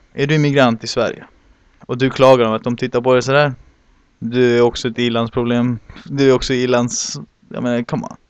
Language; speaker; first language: Swedish; early bilingual, other home language; Spanish